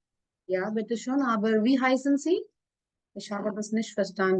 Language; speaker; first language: German; non-native, fluent; Hindi